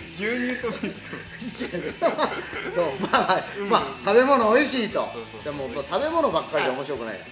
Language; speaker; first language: Japanese; native; Japanese